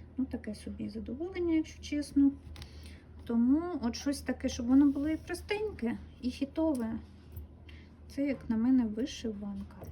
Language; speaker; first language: Ukrainian; non-native, local second language; Russian